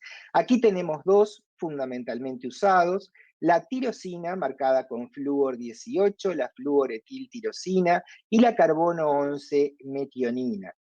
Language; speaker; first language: Spanish; native; Spanish